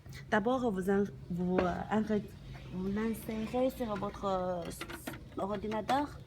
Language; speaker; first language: French; non-native, learner; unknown